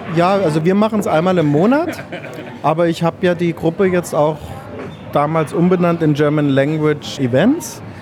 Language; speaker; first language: German; native; German